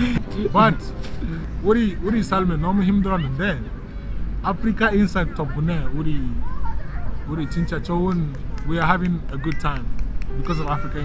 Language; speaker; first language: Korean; non-native, learner; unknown